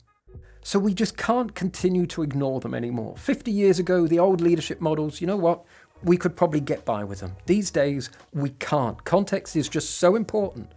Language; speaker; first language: English; native; English